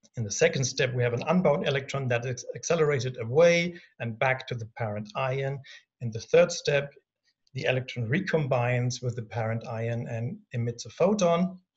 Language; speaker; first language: English; non-native, fluent; German